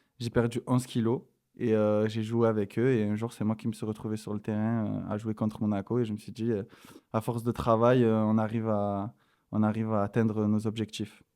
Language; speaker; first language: French; native; French